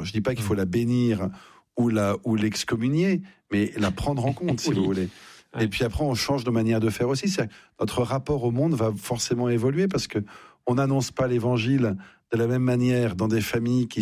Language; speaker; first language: French; native; French